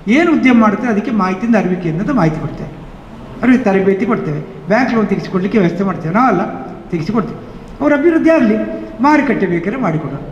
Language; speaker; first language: Kannada; native; Kannada